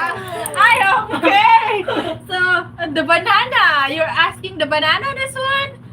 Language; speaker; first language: English; non-native, local second language; Cebuano